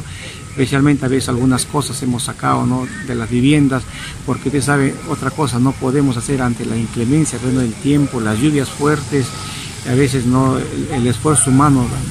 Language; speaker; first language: Spanish; native; Spanish